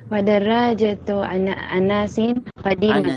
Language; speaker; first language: Arabic; non-native, learner; Filipino